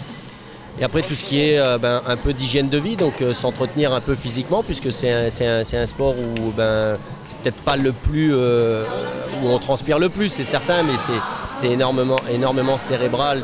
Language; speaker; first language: French; native; French